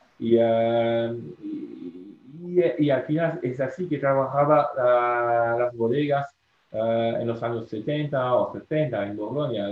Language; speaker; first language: Spanish; non-native, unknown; French